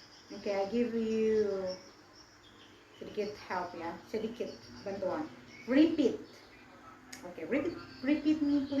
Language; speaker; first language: English; non-native, learner; Indonesian